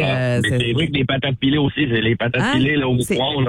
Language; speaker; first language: French; native; French